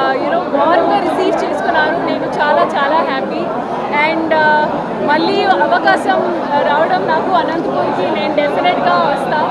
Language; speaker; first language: Telugu; non-native, learner; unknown